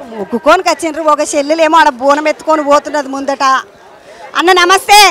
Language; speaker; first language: Telugu; native; Telugu